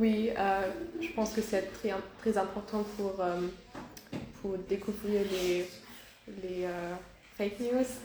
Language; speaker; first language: French; non-native, learner; German